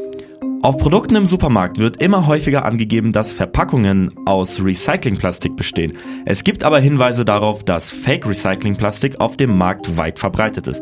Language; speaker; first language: German; native; German